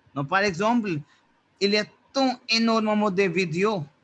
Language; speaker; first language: French; non-native, fluent; Hindi